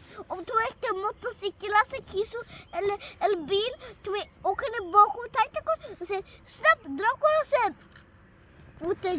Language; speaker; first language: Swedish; early bilingual, other home language; Bangla